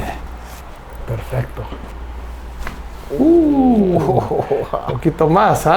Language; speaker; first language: Spanish; non-native, learner; English